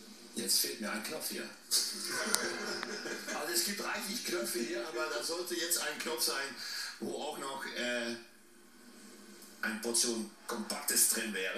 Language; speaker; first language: German; native; German